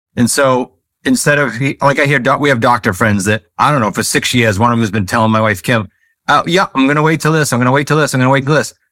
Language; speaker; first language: English; native; English